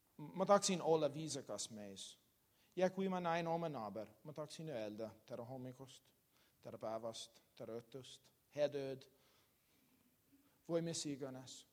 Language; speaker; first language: Estonian; non-native, learner; English